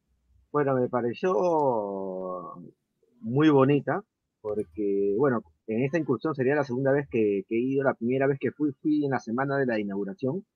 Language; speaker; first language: Spanish; native; Spanish